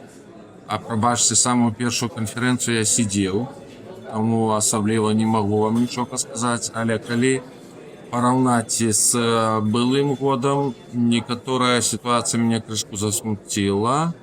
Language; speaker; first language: Belarusian; non-native, local second language; Russian